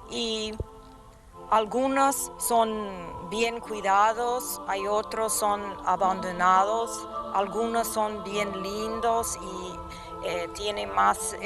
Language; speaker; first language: Spanish; non-native, fluent; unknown